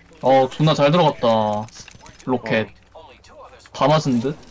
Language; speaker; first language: Korean; native; Korean